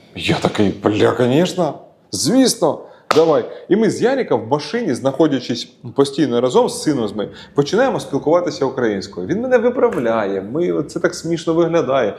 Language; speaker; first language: Ukrainian; non-native, local second language; Russian